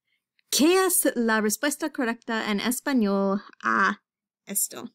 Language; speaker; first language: Spanish; non-native, fluent; English